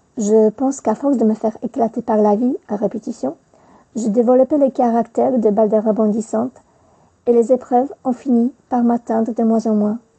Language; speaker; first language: French; non-native, fluent; Polish